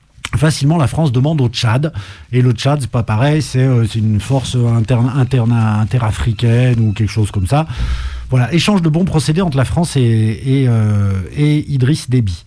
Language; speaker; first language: French; native; French